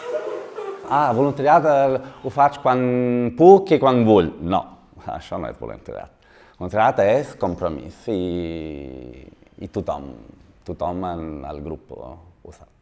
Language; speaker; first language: Catalan; non-native, learner; Italian